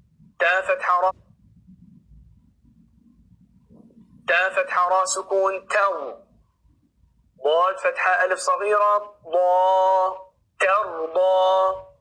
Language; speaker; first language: Arabic; non-native, fluent; Oromo